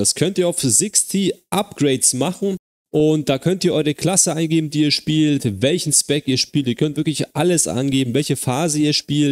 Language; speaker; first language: German; native; German